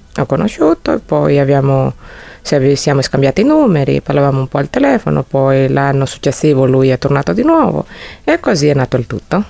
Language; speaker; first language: Italian; non-native, fluent; Spanish